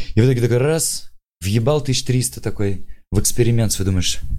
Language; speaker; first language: Russian; native; Russian